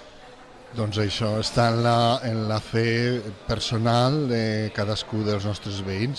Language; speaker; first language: Catalan; native; Catalan